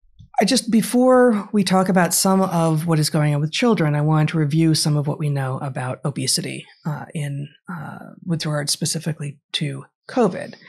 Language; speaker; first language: English; native; English